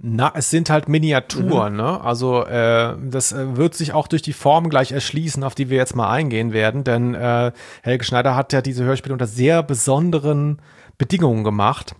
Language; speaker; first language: German; native; German